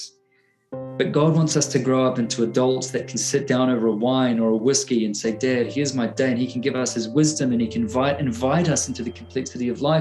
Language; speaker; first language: English; native; English